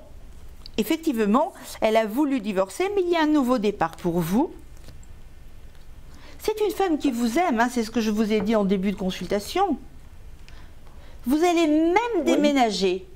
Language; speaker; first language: French; native; French